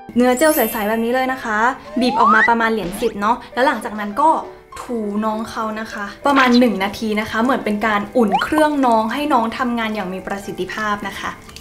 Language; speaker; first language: Thai; native; Thai